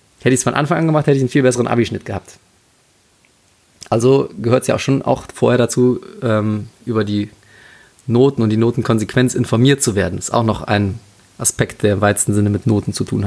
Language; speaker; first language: German; native; German